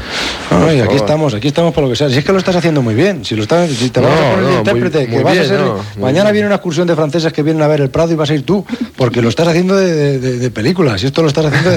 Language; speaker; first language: Spanish; native; Spanish